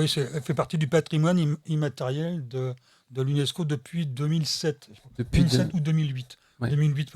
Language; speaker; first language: French; native; French